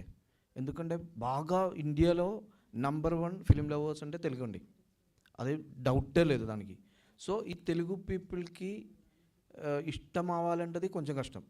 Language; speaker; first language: Telugu; non-native, local second language; Malayalam